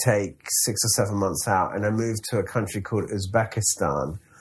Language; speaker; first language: English; native; English